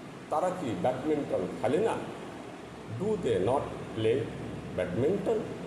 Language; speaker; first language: English; non-native, local second language; Bangla